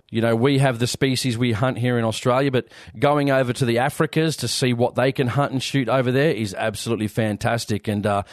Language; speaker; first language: English; native; English